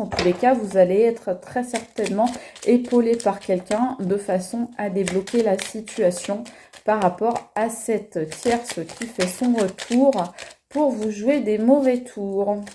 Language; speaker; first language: French; native; French